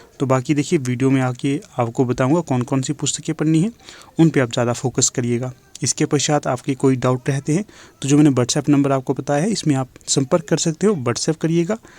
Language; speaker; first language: Hindi; native; Hindi